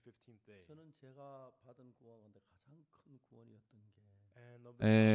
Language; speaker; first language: Korean; native; Korean